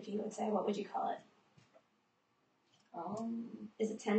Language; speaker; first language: English; native; English